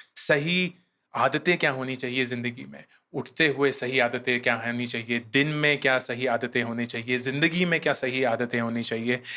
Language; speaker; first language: Hindi; native; Hindi